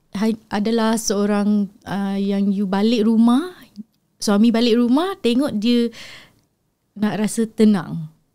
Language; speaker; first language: Malay; native; Malay